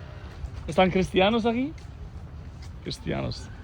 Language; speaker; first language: Spanish; non-native, learner; Albanian